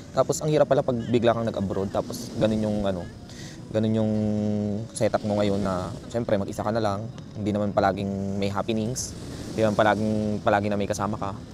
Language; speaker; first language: Filipino; native; Filipino